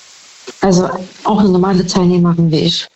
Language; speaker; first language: German; native; German